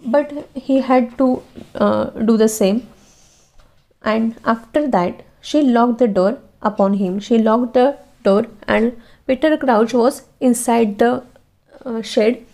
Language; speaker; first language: English; non-native, local second language; Marathi